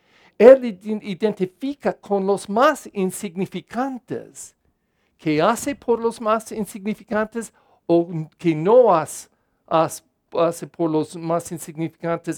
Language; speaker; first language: Spanish; non-native, fluent; English